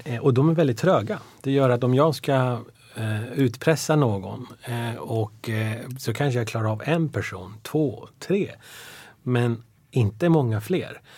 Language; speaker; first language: Swedish; early bilingual, other home language; Persian